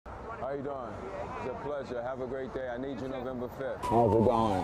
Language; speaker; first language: English; native; English